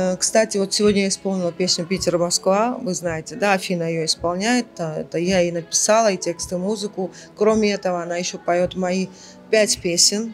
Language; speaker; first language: Russian; non-native, local second language; Georgian